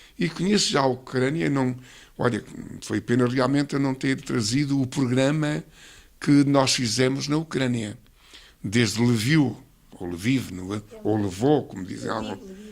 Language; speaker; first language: Portuguese; native; Portuguese